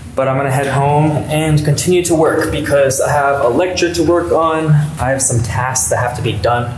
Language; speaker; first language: English; non-native, fluent; Spanish